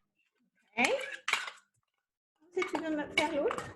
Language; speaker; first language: French; non-native, fluent; Spanish